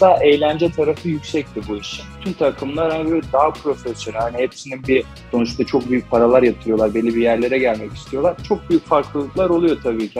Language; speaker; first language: Turkish; native; Turkish